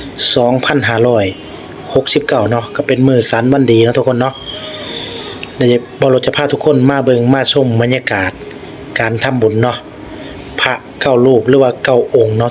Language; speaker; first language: Thai; non-native, local second language; Lao